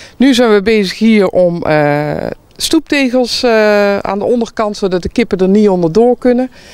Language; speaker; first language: Dutch; native; Dutch